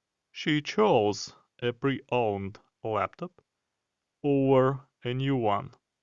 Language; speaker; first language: English; non-native, fluent; Ukrainian